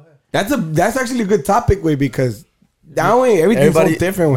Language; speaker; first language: English; early bilingual, other home language; Spanish